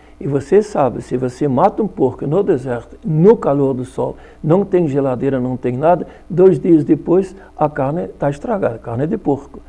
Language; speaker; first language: Portuguese; non-native, fluent; Dutch